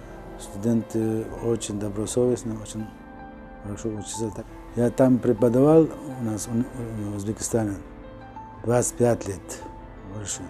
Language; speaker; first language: Russian; non-native, local second language; Uzbek